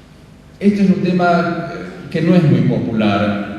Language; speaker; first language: Spanish; native; Spanish